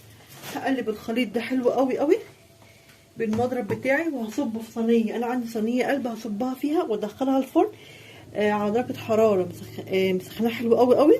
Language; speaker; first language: Arabic; native; Arabic